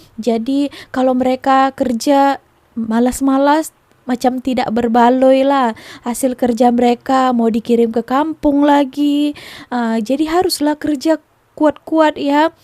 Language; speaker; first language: Indonesian; native; Indonesian